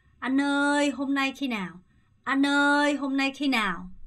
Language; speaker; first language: Vietnamese; non-native, fluent; Korean